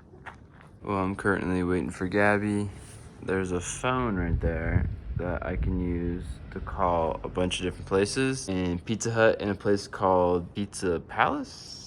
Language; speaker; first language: English; native; English